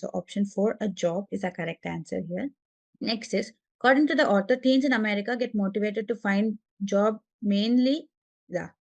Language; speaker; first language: English; non-native, local second language; Malayalam